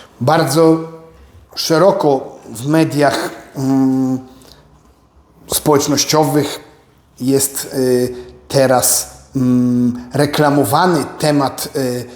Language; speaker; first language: Polish; native; Polish